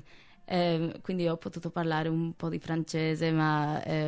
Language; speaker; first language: Italian; non-native, fluent; English